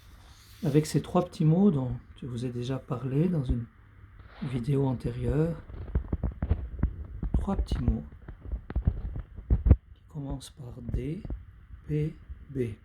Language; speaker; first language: French; native; French